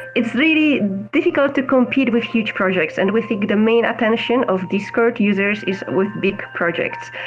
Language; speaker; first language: English; non-native, fluent; Polish